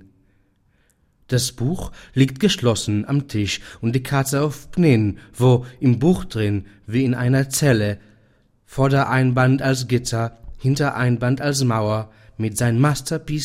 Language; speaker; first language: German; non-native, fluent; Hebrew